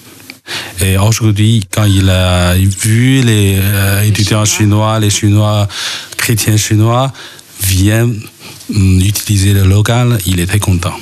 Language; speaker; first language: French; non-native, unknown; Chinese